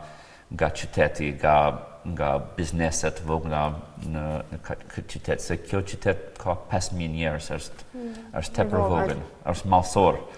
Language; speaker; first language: Albanian; non-native, fluent; English